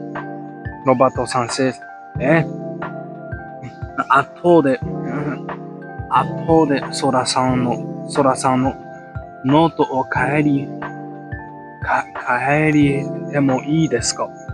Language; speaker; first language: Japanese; non-native, learner; English